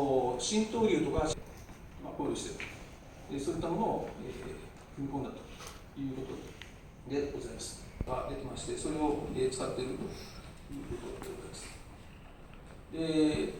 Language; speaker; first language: Japanese; native; Japanese